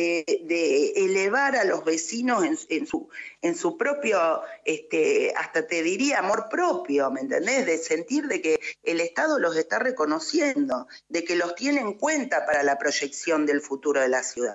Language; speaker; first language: Spanish; native; Spanish